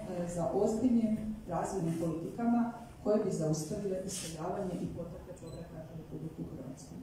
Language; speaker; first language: Croatian; native; Croatian